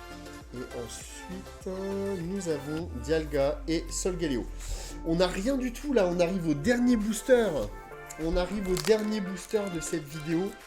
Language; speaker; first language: French; native; French